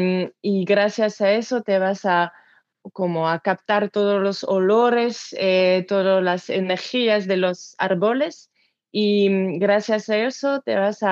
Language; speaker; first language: Spanish; non-native, learner; French